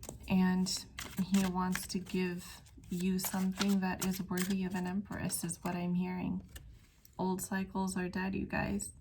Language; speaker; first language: English; native; English